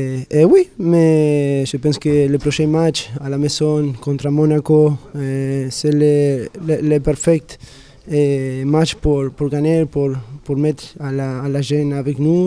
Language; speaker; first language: French; non-native, learner; Spanish